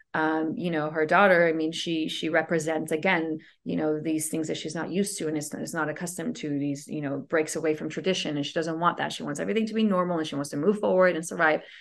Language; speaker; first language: English; early bilingual, other home language; Persian